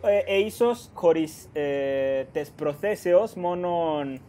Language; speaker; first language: Greek; non-native, fluent; Spanish